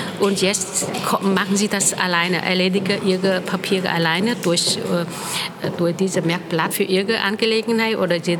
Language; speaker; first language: German; non-native, fluent; Vietnamese